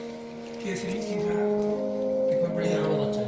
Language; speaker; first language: Hindi; non-native, local second language; Bangla